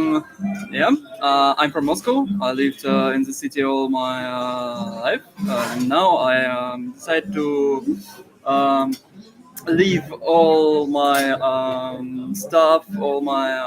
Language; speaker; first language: English; non-native, learner; Russian